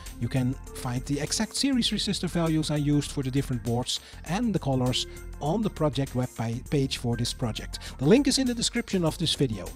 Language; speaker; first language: English; non-native, fluent; Dutch